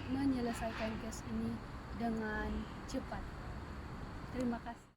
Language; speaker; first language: Indonesian; non-native, local second language; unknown